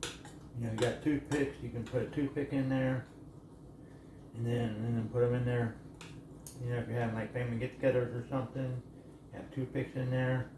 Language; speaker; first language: English; native; English